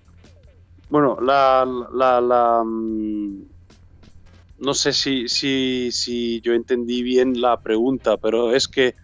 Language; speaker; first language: Spanish; non-native, learner; Italian